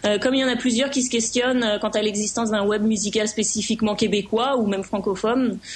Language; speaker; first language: French; native; French